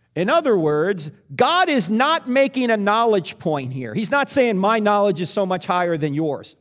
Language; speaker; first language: English; native; English